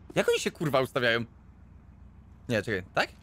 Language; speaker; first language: Polish; native; Polish